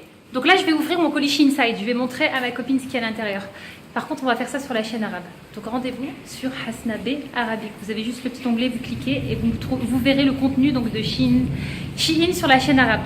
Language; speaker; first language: French; native; French